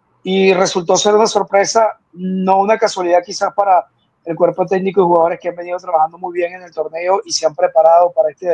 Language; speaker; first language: Spanish; native; Spanish